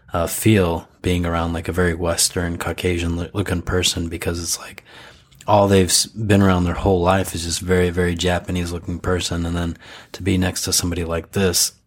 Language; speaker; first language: English; native; English